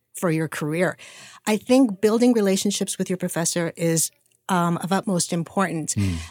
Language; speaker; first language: English; native; English